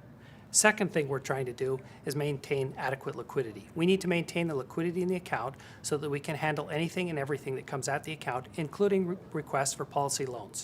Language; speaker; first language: English; native; English